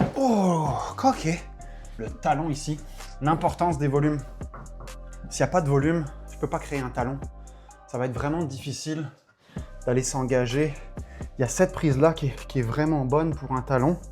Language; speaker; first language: French; native; French